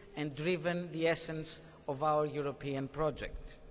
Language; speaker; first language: English; non-native, fluent; Greek